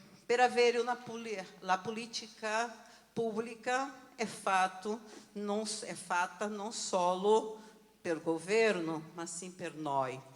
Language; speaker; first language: Italian; non-native, learner; Portuguese